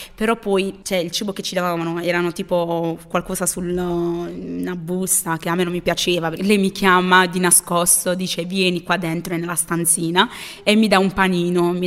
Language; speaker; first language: Italian; early bilingual, other home language; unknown